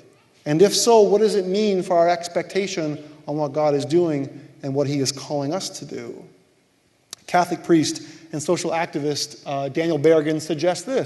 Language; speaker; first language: English; native; English